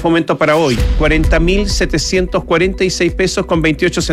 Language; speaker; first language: Spanish; native; Spanish